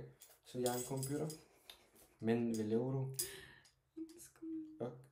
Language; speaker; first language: Danish; non-native, learner; Turkish